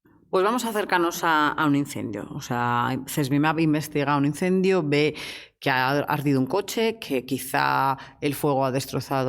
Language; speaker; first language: Spanish; native; Spanish